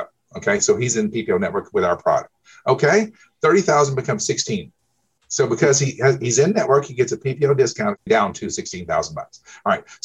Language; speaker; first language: English; native; English